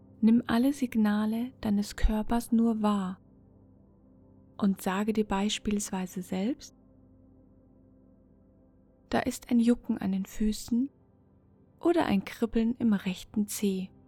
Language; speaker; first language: German; native; German